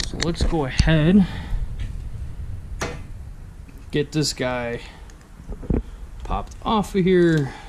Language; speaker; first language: English; native; English